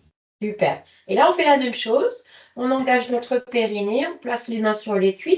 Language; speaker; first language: French; native; French